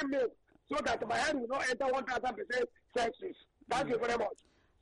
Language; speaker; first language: English; non-native, local second language; Yoruba